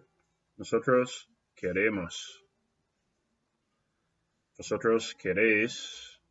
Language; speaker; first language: Spanish; non-native, fluent; English